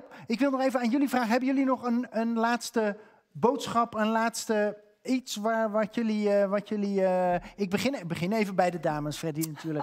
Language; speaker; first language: Dutch; native; Dutch